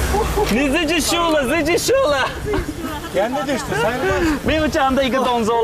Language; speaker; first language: Chinese; non-native, fluent; Turkish